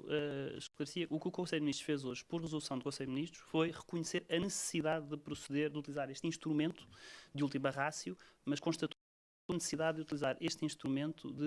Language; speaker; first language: Portuguese; native; Portuguese